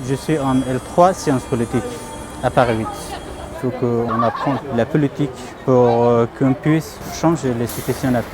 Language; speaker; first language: French; non-native, fluent; Persian